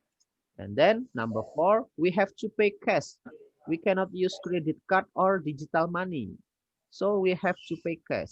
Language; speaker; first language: English; non-native, fluent; Indonesian